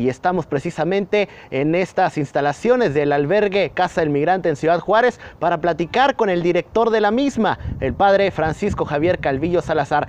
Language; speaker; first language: Spanish; native; Spanish